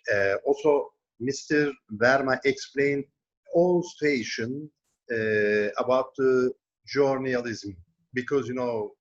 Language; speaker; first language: English; non-native, learner; Turkish